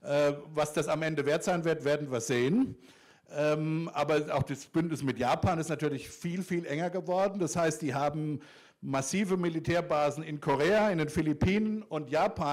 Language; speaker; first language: German; native; German